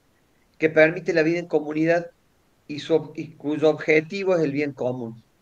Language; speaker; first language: Spanish; native; Spanish